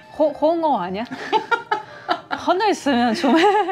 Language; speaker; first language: Korean; non-native, learner; Russian